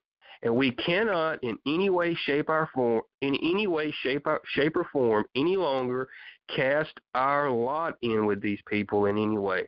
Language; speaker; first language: English; native; English